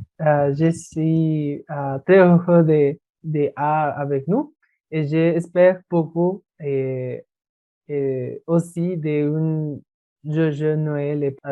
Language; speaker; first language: French; non-native, learner; Spanish